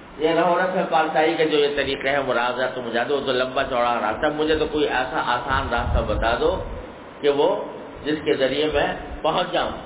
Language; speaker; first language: Urdu; native; Urdu